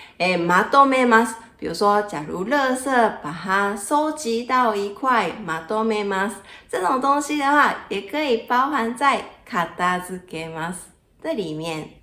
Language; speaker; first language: Chinese; non-native, fluent; Japanese